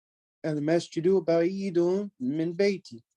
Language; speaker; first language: Arabic; non-native, learner; English